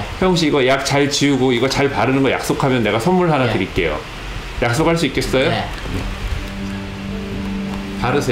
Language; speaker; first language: Korean; native; Korean